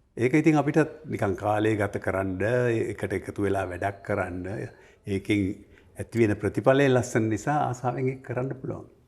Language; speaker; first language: Sinhala; native; Sinhala